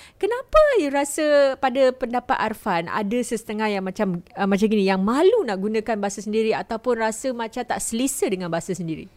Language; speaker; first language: Malay; native; Malay